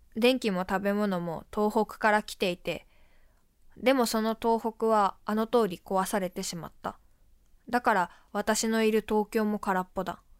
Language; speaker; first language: Japanese; native; Japanese